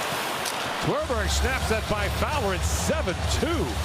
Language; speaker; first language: English; native; English